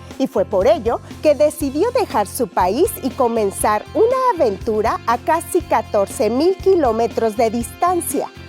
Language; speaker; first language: Spanish; native; Spanish